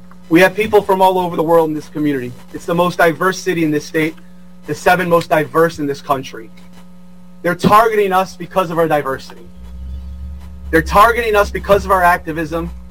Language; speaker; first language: English; early bilingual, other home language; Portuguese